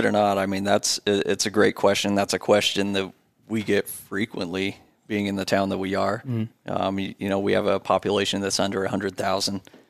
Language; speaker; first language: English; native; English